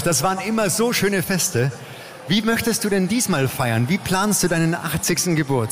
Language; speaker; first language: German; native; German